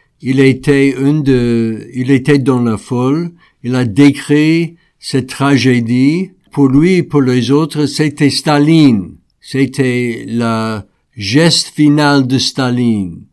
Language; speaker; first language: French; non-native, fluent; English